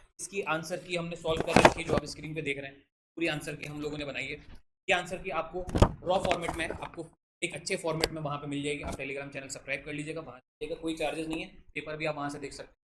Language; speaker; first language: Hindi; native; Hindi